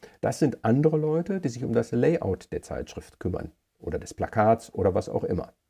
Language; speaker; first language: German; native; German